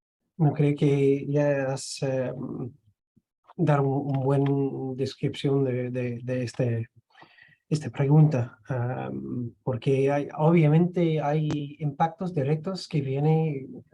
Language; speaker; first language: Spanish; non-native, fluent; English